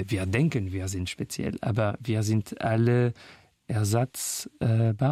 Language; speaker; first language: German; non-native, fluent; French